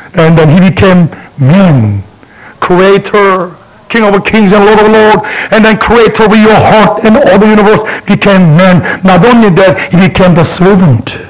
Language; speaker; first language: English; non-native, fluent; Korean